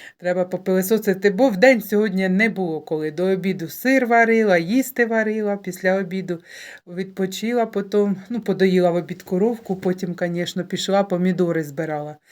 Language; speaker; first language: Ukrainian; native; Ukrainian